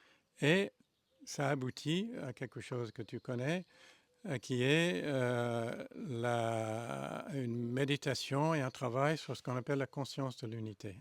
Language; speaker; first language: French; non-native, fluent; English